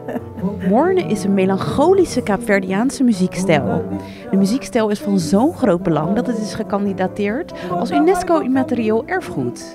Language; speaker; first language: Dutch; native; Dutch